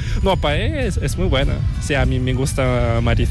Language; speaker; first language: Spanish; non-native, learner; Korean